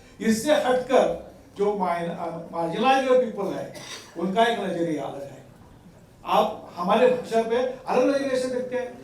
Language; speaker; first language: Hindi; non-native, local second language; Marathi